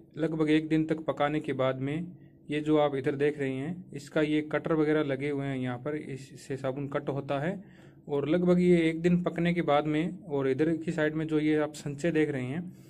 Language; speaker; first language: Hindi; native; Hindi